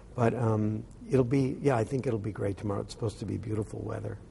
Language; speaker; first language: English; native; English